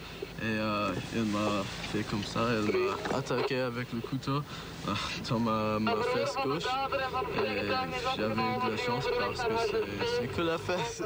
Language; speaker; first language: French; non-native, learner; English